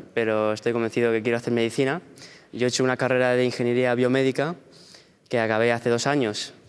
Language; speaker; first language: Spanish; early bilingual, heritage; Spanish